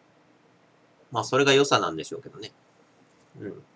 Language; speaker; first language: Japanese; native; Japanese